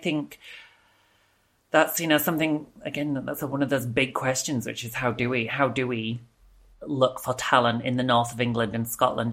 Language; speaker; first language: English; native; English